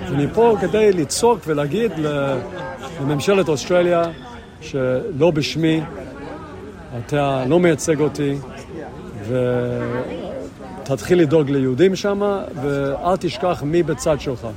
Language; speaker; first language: Hebrew; early bilingual, heritage; English